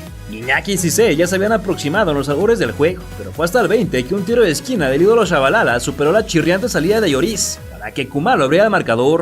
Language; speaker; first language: Spanish; native; Spanish